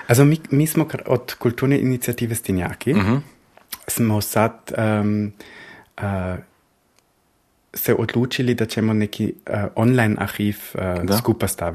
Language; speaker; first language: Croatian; early bilingual, heritage; Croatian